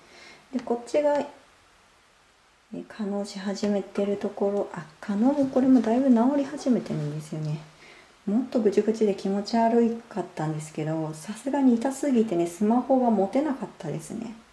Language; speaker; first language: Japanese; native; Japanese